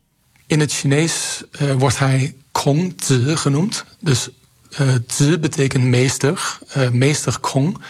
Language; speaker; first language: Dutch; native; Dutch